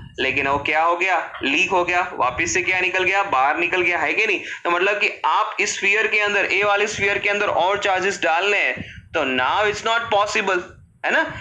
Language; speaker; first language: Hindi; non-native, local second language; Gujarati